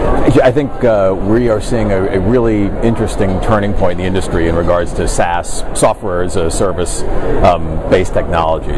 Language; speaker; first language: English; native; English